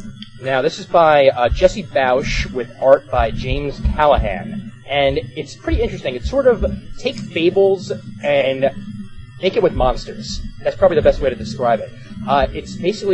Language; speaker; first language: English; native; English